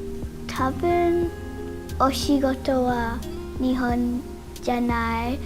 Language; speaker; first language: Japanese; non-native, learner; English